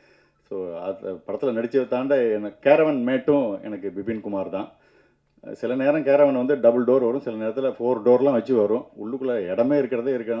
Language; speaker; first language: Tamil; native; Tamil